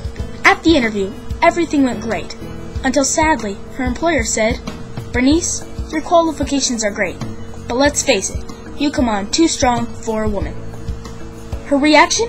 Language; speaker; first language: English; native; English